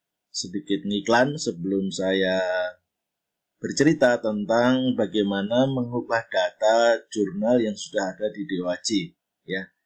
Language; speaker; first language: Indonesian; native; Indonesian